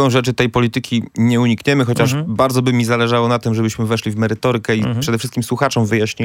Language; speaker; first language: Polish; native; Polish